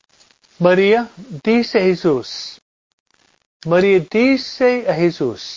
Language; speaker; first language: Spanish; non-native, fluent; English